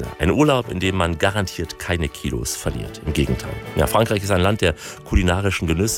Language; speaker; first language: German; native; German